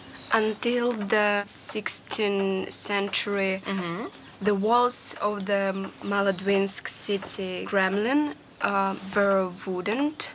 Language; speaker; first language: English; non-native, learner; Russian